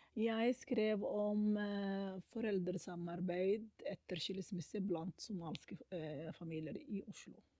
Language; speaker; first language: Norwegian; non-native, fluent; Somali